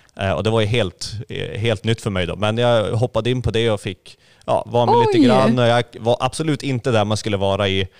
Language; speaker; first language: Swedish; native; Swedish